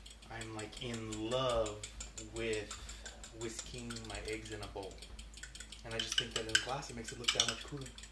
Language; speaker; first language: English; early bilingual, other home language; Spanish